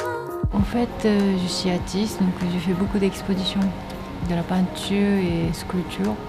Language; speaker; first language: French; non-native, learner; Japanese